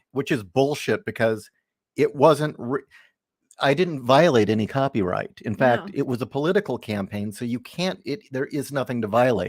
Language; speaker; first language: English; native; English